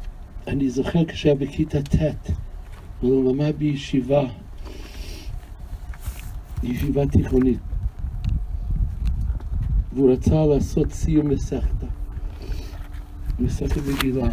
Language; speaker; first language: Hebrew; non-native, fluent; English